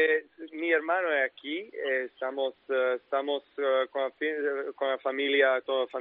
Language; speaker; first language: Spanish; non-native, learner; Serbian